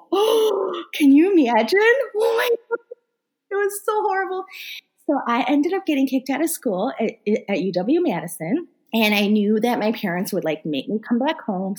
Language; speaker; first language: English; early bilingual, other home language; Korean